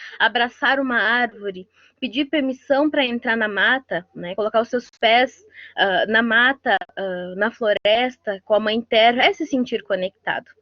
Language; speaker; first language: Portuguese; non-native, local second language; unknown